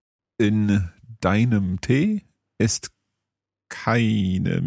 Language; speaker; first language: German; non-native, learner; English